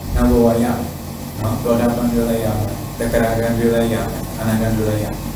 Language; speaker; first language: Burmese; non-native, fluent; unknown